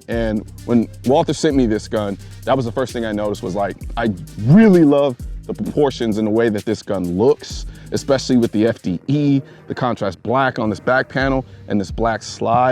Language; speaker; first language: English; native; English